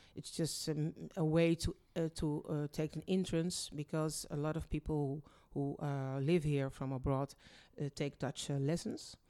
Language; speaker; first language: English; early bilingual, other home language; Dutch